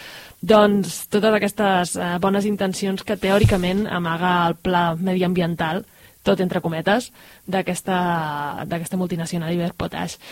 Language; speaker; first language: Catalan; native; Catalan